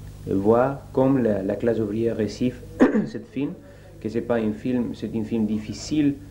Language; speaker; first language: French; non-native, learner; Spanish